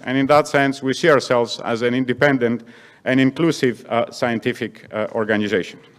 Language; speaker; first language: English; non-native, fluent; Greek